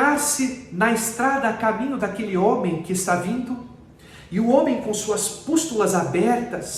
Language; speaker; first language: Portuguese; native; Portuguese